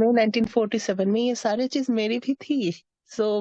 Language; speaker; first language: Hindi; non-native, fluent; Bangla